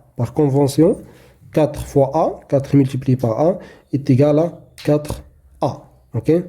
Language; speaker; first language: French; non-native, local second language; Arabic